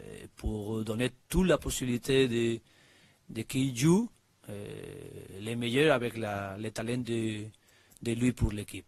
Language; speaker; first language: French; non-native, learner; Spanish